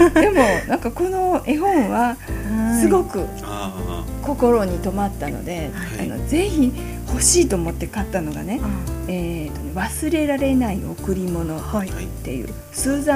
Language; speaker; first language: Japanese; native; Japanese